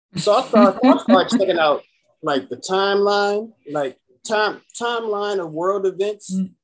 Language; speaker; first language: English; native; English